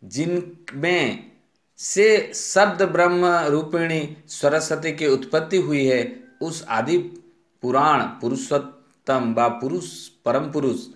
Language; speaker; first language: Hindi; non-native, local second language; Odia